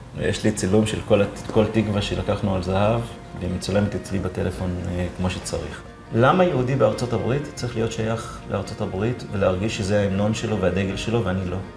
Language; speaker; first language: Hebrew; non-native, local second language; Arabic